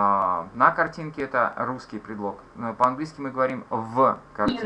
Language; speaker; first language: Russian; native; Russian